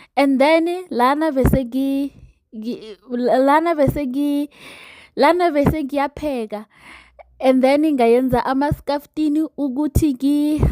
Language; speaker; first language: Zulu; non-native, local second language; Southern Sotho